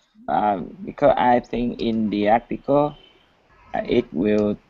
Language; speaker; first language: English; non-native, learner; Vietnamese